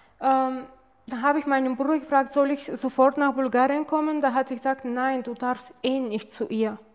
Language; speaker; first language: German; non-native, fluent; Bulgarian